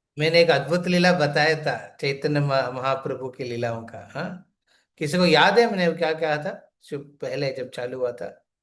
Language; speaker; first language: Hindi; non-native, local second language; Telugu